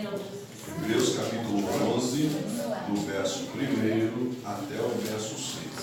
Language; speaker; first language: Portuguese; native; Portuguese